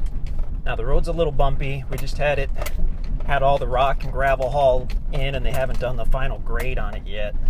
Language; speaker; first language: English; native; English